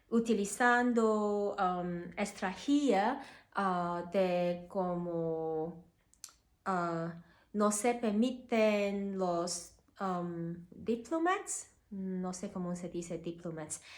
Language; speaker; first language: Spanish; non-native, learner; Cantonese